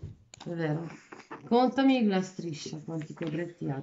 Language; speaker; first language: Italian; native; Italian